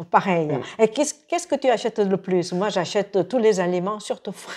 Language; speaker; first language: French; non-native, fluent; Korean